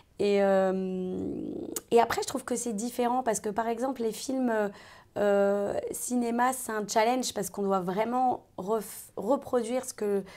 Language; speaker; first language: French; native; French